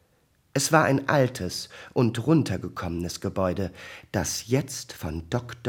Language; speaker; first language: German; native; German